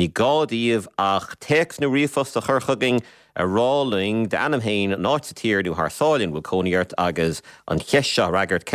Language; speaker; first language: Irish; native; Irish